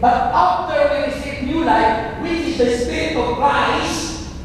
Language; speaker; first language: English; non-native, local second language; Filipino